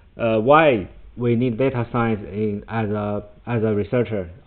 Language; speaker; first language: English; non-native, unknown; Chinese